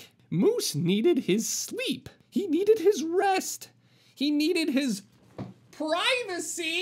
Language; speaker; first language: English; native; English